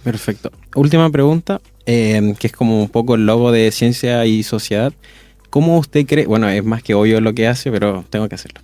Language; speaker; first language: Spanish; native; Spanish